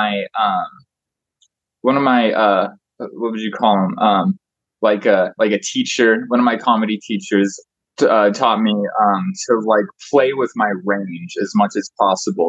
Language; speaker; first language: English; native; English